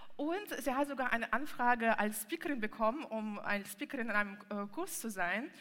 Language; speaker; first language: German; non-native, fluent; Russian